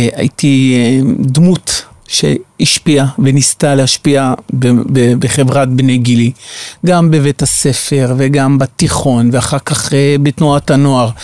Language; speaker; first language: Hebrew; native; Hebrew